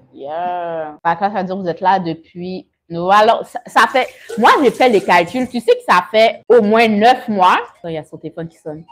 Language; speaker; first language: French; early bilingual, other home language; Haitian Creole